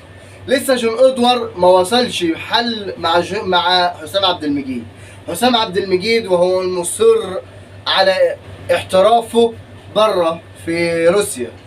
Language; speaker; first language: Arabic; native; Arabic